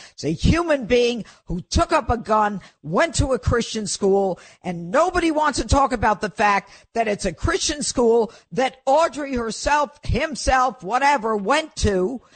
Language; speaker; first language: English; native; English